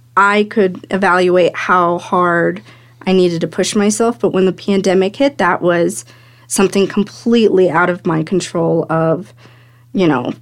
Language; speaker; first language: English; native; English